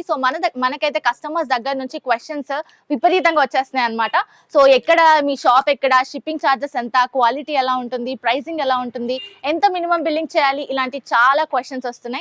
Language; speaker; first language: Telugu; native; Telugu